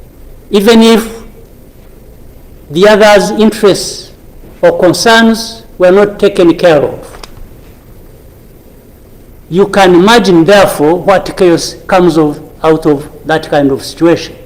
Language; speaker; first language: English; non-native, local second language; Kinyarwanda